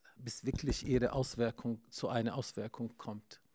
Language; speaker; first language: German; non-native, fluent; Arabic